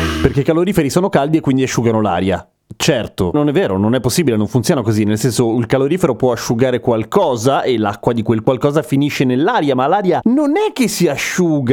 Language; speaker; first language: Italian; native; Italian